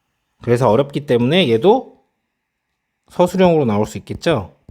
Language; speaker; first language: Korean; native; Korean